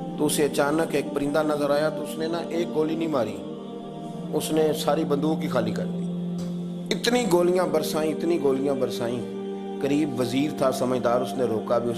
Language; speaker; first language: Urdu; non-native, local second language; Punjabi